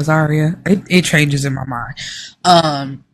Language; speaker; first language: English; native; English